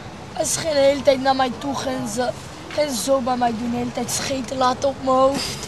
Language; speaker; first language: Dutch; early bilingual, other home language; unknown